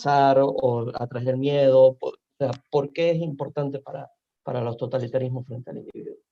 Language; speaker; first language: Spanish; native; Spanish